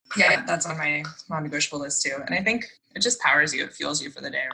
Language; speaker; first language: English; native; English